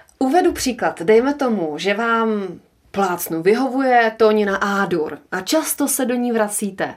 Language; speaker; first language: Czech; native; Czech